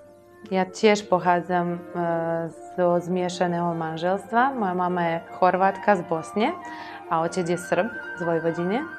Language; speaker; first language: Slovak; non-native, local second language; Serbian